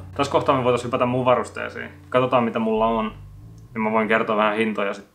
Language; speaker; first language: Finnish; native; Finnish